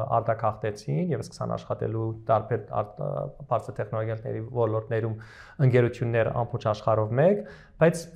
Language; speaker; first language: Armenian; early bilingual, heritage; Armenian